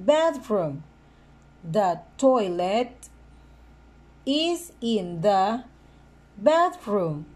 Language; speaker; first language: English; non-native, fluent; Spanish